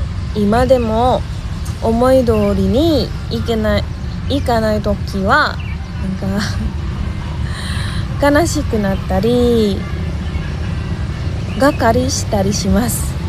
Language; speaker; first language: Japanese; non-native, learner; Indonesian